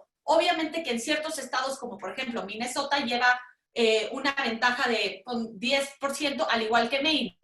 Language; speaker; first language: Spanish; native; Spanish